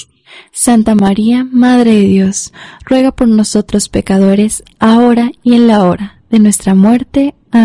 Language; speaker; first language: Spanish; native; Spanish